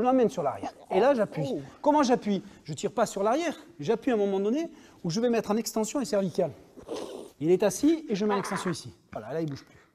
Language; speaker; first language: French; native; French